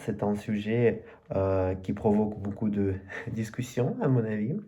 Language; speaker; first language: French; non-native, learner; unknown